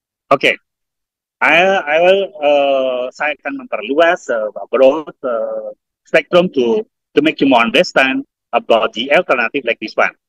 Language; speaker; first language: English; non-native, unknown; Indonesian